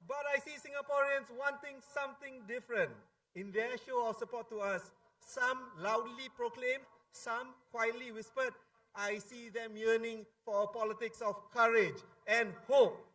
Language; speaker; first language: English; non-native, local second language; Malay